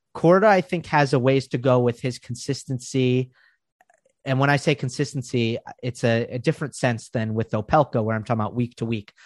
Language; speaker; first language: English; native; English